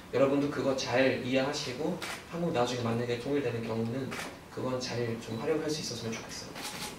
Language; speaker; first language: Korean; non-native, fluent; German